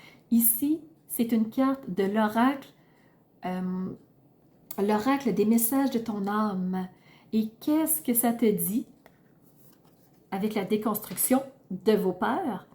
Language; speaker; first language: French; native; French